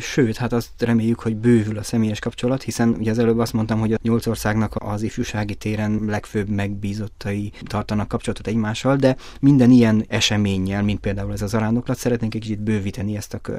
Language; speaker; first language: Hungarian; native; Hungarian